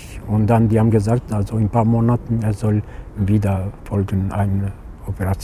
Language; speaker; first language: German; non-native, learner; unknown